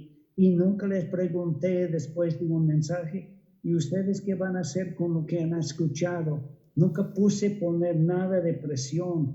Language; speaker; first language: Spanish; non-native, fluent; English